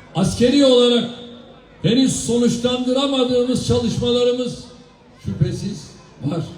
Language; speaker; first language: Turkish; native; Turkish